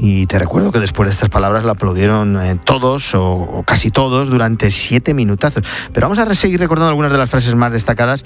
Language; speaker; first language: Spanish; native; Spanish